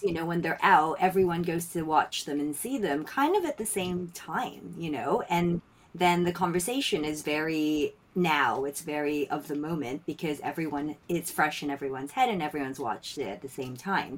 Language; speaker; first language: English; non-native, local second language; Filipino